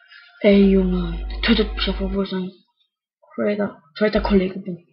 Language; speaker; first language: German; native; German